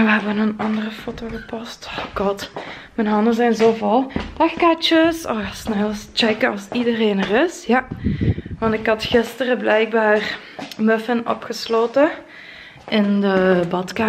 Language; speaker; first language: Dutch; native; Dutch